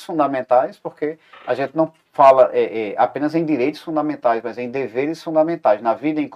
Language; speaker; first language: Portuguese; native; Portuguese